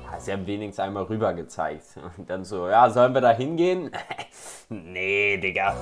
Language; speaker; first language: German; native; German